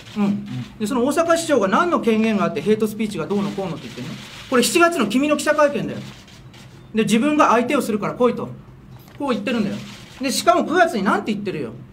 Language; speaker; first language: Japanese; native; Japanese